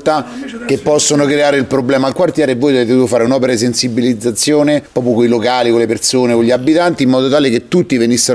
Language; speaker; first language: Italian; native; Italian